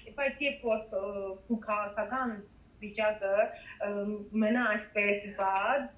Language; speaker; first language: Armenian; native; Armenian